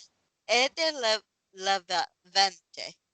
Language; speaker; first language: French; non-native, learner; English